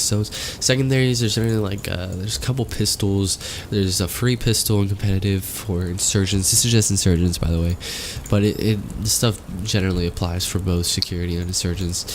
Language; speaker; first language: English; native; English